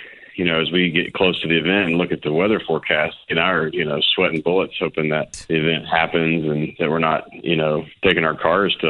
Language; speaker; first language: English; native; English